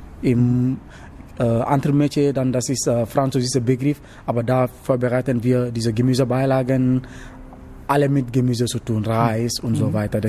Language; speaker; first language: German; non-native, learner; Wolof